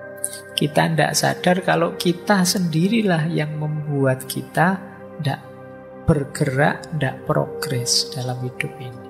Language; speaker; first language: Indonesian; native; Indonesian